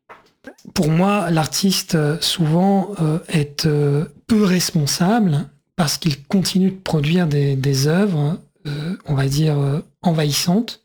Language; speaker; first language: French; native; French